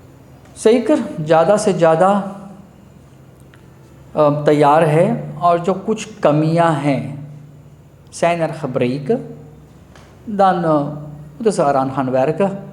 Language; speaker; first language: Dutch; non-native, local second language; Caribbean Hindustani